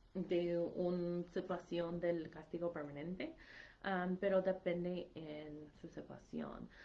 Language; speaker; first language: Spanish; non-native, fluent; English